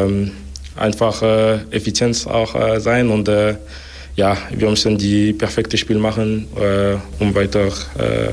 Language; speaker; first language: German; non-native, local second language; French